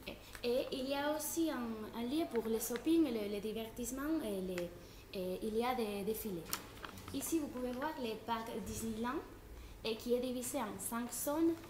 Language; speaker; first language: French; non-native, fluent; Spanish